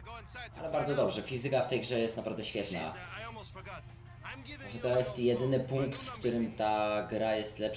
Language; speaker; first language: Polish; native; Polish